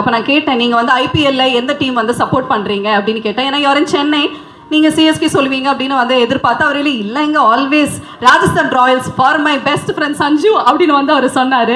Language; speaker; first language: Tamil; native; Tamil